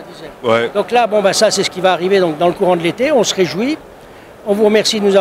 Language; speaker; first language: French; native; French